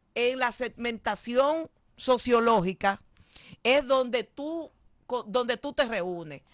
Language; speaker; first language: Spanish; native; Spanish